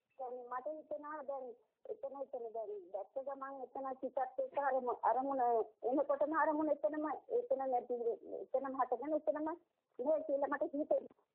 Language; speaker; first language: Sinhala; native; Sinhala